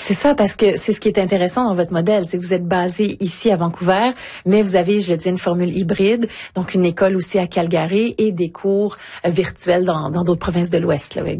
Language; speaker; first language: French; native; French